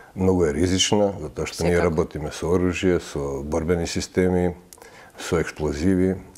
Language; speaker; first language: Macedonian; early bilingual, heritage; Macedonian